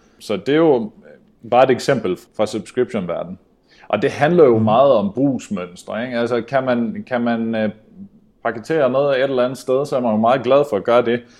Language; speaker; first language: Danish; native; Danish